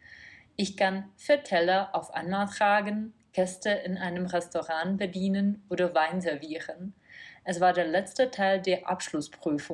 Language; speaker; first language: German; non-native, fluent; Czech